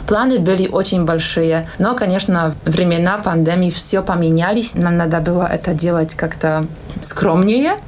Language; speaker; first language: Russian; non-native, fluent; Polish